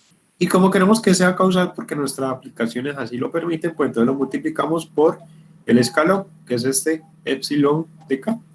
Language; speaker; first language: Spanish; native; Spanish